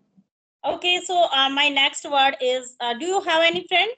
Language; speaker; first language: English; non-native, local second language; Hindi